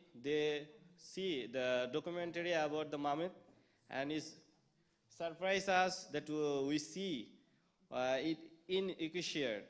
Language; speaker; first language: English; non-native, local second language; Bangla